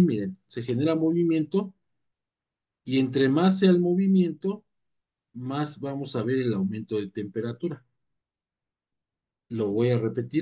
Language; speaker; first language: Spanish; native; Spanish